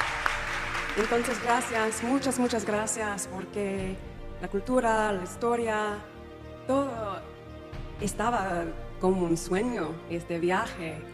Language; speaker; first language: Spanish; non-native, learner; English